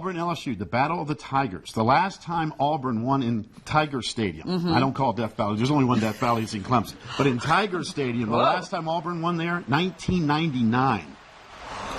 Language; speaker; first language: English; native; English